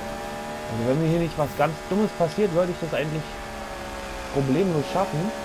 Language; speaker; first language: German; native; German